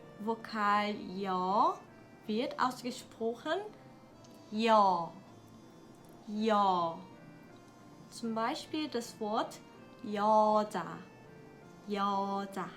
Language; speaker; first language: German; non-native, learner; Korean